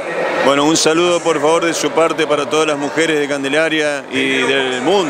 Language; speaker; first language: Spanish; native; Spanish